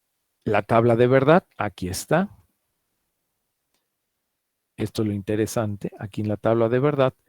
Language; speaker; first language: Spanish; native; Spanish